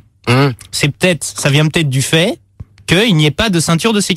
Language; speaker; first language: French; native; French